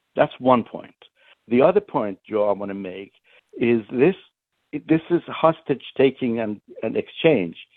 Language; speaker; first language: English; non-native, fluent; Persian